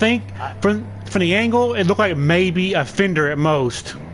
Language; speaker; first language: English; native; English